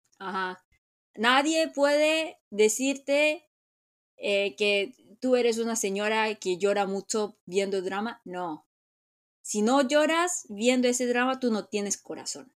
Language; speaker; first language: Spanish; non-native, fluent; Korean